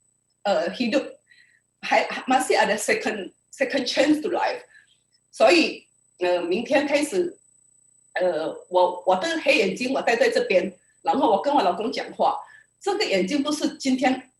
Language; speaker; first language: Chinese; early bilingual, heritage; Indonesian